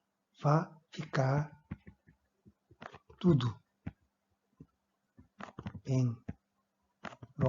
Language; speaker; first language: Portuguese; non-native, fluent; Korean